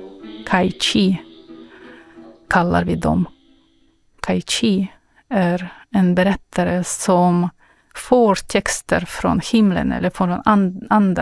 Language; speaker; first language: Swedish; non-native, fluent; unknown